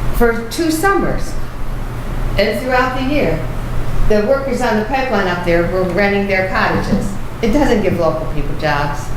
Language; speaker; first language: English; native; English